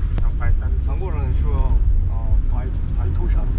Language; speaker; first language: Chinese; non-native, learner; Korean